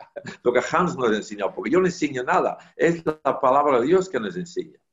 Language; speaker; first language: Spanish; non-native, fluent; Dutch